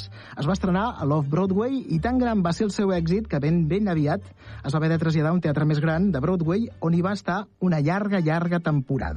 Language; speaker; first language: Catalan; native; Catalan